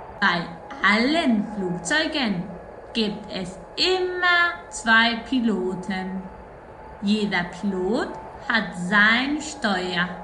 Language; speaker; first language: German; non-native, fluent; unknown